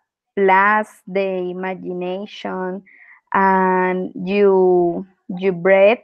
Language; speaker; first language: English; non-native, learner; Spanish